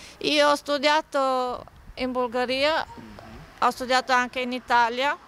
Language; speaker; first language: Italian; non-native, fluent; Bulgarian